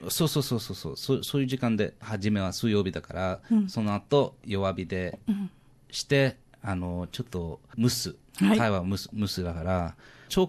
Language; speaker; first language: Japanese; non-native, learner; English